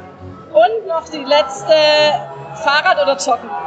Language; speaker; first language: German; native; German